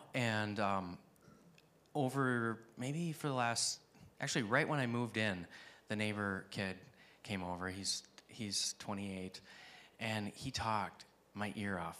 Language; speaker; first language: English; native; English